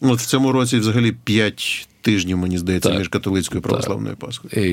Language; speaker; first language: Ukrainian; native; Ukrainian